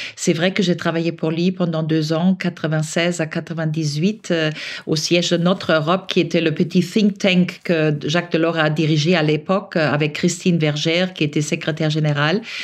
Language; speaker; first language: French; non-native, fluent; German